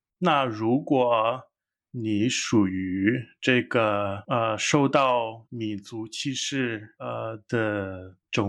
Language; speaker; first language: Chinese; non-native, fluent; English